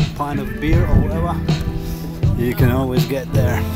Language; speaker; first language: English; non-native, fluent; Ukrainian